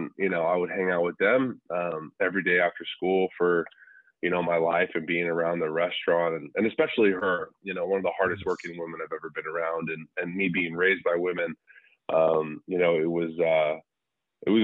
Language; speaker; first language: English; native; English